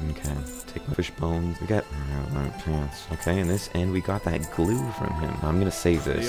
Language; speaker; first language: English; native; English